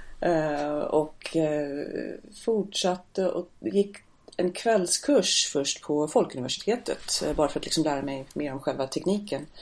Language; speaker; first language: Swedish; non-native, fluent; English